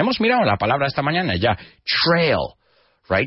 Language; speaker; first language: Spanish; non-native, fluent; English